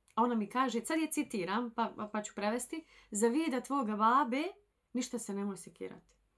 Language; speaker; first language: Bosnian; native; Bosnian